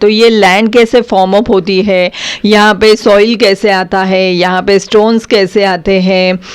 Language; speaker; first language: Hindi; non-native, local second language; Marathi